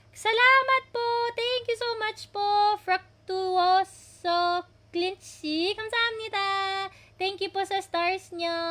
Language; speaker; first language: Filipino; native; Filipino